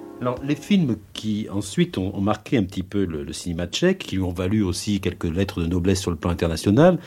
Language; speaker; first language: French; native; French